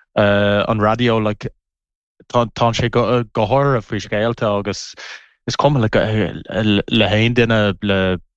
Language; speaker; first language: Irish; non-native, local second language; English